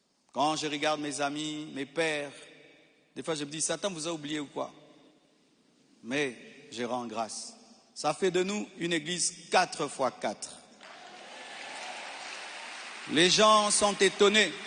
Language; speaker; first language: French; non-native, local second language; Lingala